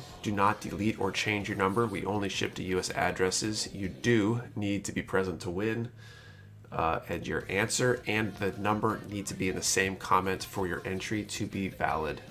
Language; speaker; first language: English; native; English